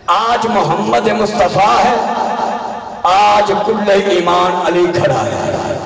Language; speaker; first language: Urdu; non-native, local second language; Punjabi